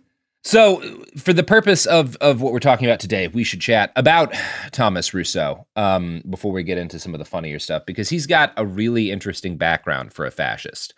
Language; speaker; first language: English; native; English